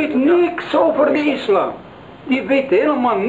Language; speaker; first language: Dutch; non-native, learner; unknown